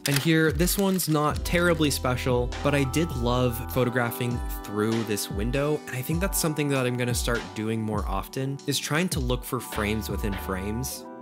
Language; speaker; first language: English; native; English